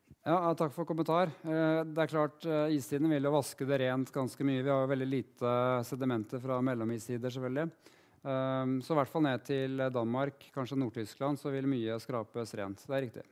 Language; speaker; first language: Norwegian; native; Norwegian